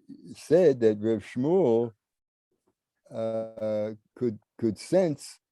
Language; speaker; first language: English; native; English